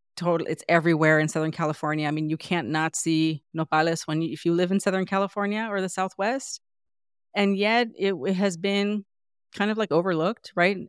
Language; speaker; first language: English; native; English